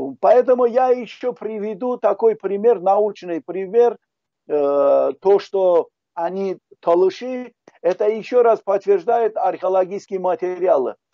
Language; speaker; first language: Russian; non-native, local second language; Talysh